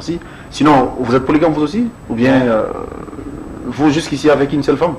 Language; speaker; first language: French; non-native, local second language; Lingala